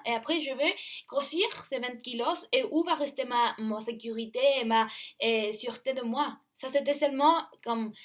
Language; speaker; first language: French; non-native, learner; Spanish